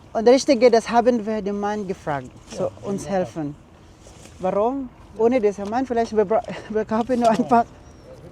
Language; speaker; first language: German; non-native, learner; Filipino